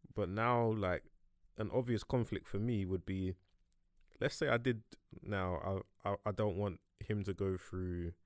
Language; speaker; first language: English; native; English